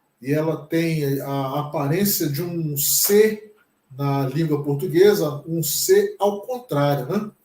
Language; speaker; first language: Portuguese; native; Portuguese